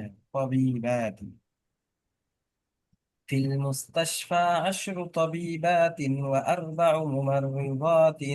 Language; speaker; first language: Arabic; non-native, fluent; Bangla